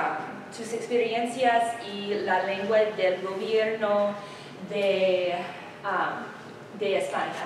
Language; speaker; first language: Spanish; non-native, learner; English